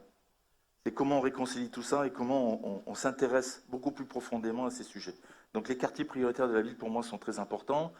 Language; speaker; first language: French; native; French